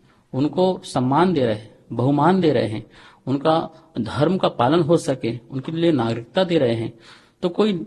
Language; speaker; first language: Hindi; native; Hindi